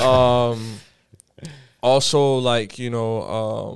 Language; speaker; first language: English; early bilingual, other home language; Spanish